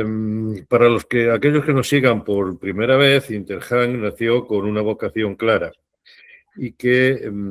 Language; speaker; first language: Spanish; native; Spanish